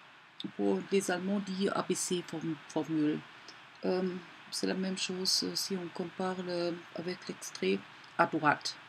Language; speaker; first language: French; non-native, learner; German